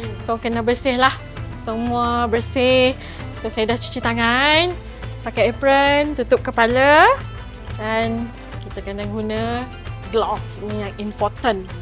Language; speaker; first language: Malay; native; Malay